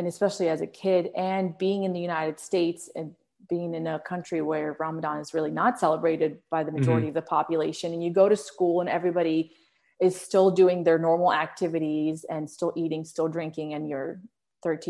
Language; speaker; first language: English; early bilingual, other home language; Arabic